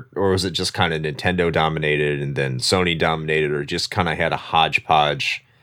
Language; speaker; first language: English; native; English